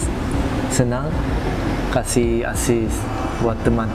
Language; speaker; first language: Indonesian; non-native, fluent; Korean